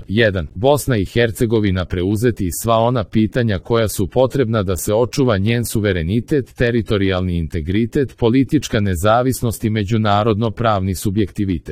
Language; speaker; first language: Croatian; native; Croatian